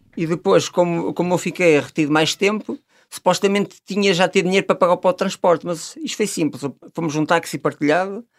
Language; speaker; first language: Portuguese; native; Portuguese